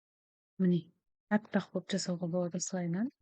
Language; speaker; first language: Kazakh; native; Kazakh